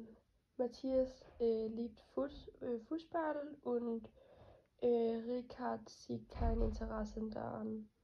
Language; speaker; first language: German; non-native, learner; Norwegian